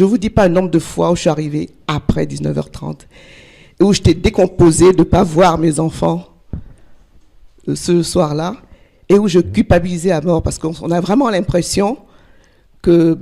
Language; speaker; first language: French; native; French